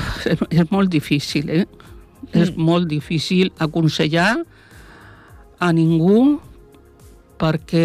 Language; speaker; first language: Catalan; non-native, local second language; Spanish